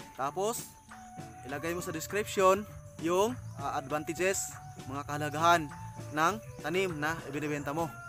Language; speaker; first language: Filipino; non-native, local second language; Cebuano